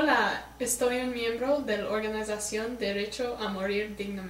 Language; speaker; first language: Spanish; non-native, learner; English